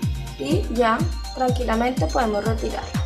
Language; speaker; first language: Spanish; native; Spanish